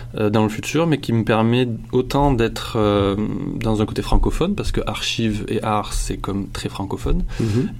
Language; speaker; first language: French; native; French